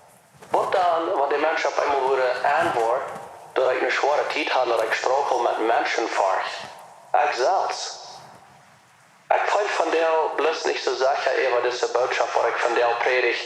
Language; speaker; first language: German; non-native, learner; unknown